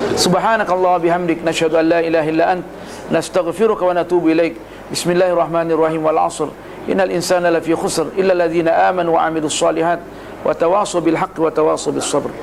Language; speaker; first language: Malay; non-native, local second language; Buginese